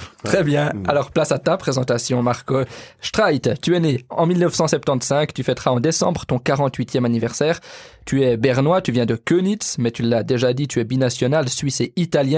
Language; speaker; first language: French; native; French